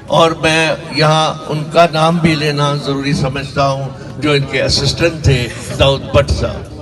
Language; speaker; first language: Urdu; non-native, local second language; Sindhi